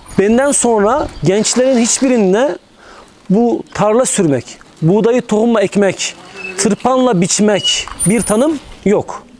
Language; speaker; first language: Turkish; native; Turkish